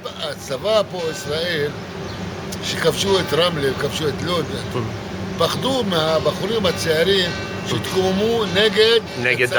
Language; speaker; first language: Hebrew; non-native, local second language; Arabic